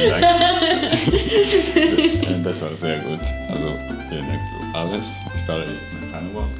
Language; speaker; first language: German; non-native, learner; Georgian